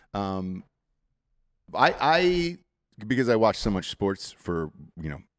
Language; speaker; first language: English; native; English